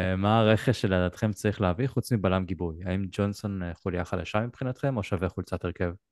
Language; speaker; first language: Hebrew; native; Hebrew